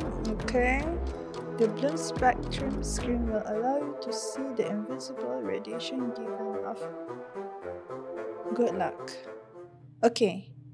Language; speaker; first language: English; non-native, local second language; Malay